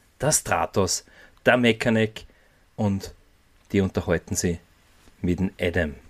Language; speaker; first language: German; native; German